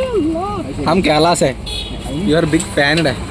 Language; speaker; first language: Hindi; non-native, local second language; Malayalam